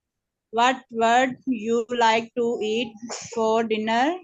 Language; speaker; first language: English; non-native, learner; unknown